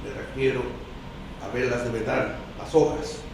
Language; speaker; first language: Spanish; early bilingual, heritage; Spanish